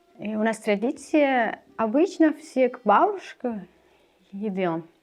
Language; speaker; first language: Russian; non-native, learner; Persian